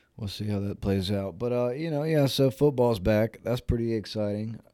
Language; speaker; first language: English; native; English